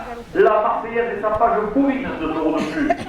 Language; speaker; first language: French; native; French